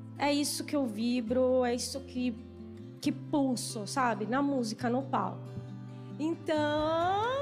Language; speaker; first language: Portuguese; non-native, fluent; Italian